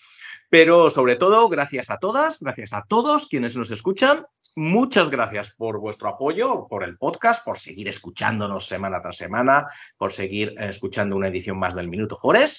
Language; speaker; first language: Spanish; native; Spanish